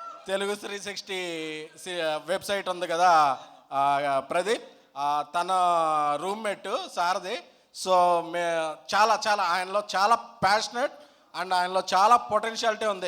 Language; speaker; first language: Telugu; native; Telugu